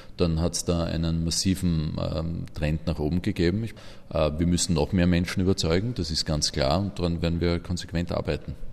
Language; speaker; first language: German; native; German